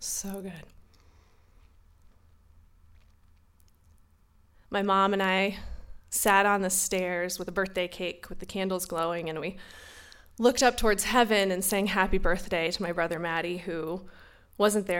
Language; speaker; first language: English; native; English